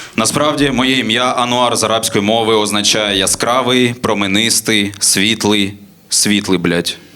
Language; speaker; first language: Ukrainian; non-native, local second language; Russian